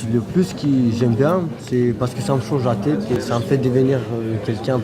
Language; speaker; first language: French; non-native, learner; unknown